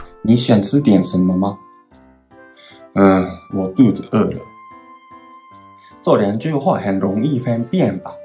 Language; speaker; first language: Chinese; non-native, fluent; Japanese